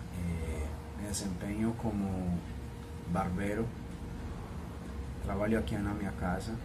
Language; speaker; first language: Portuguese; non-native, fluent; Spanish